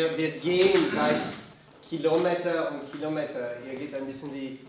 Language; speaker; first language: German; non-native, fluent; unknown